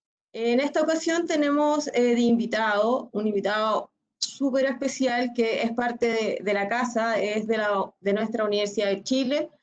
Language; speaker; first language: Spanish; native; Spanish